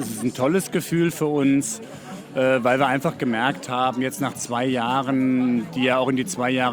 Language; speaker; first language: German; native; German